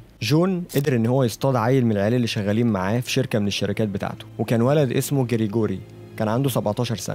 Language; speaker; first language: Arabic; native; Arabic